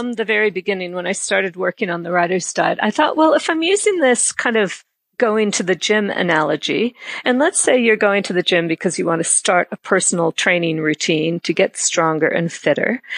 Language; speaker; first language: English; native; English